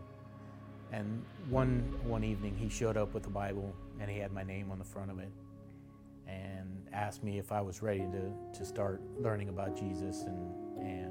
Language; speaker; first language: English; native; English